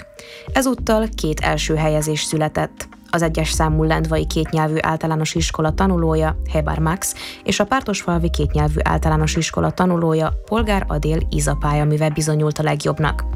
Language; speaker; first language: Hungarian; native; Hungarian